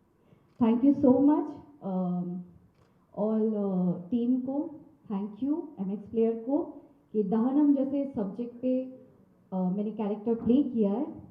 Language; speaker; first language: Hindi; non-native, local second language; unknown